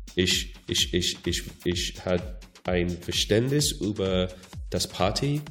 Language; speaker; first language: German; non-native, learner; English